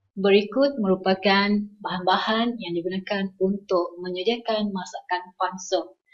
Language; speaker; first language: Malay; non-native, local second language; Iban